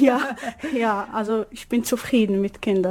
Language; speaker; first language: German; non-native, learner; Arabic